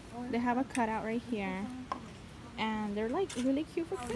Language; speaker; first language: English; early bilingual, other home language; Spanish